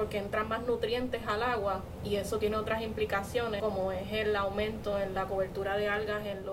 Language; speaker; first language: Spanish; native; Spanish